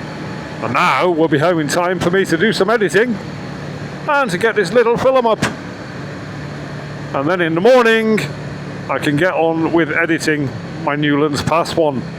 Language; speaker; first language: English; native; English